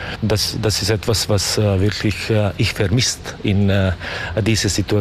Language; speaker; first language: German; non-native, learner; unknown